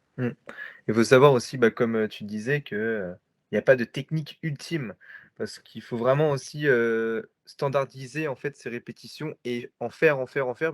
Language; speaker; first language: French; native; French